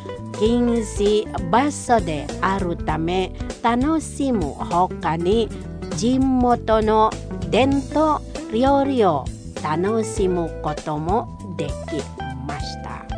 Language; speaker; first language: Japanese; non-native, fluent; Indonesian